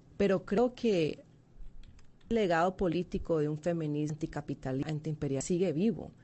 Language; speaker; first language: Spanish; early bilingual, heritage; Spanish